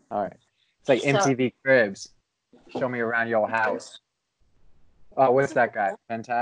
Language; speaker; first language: English; native; English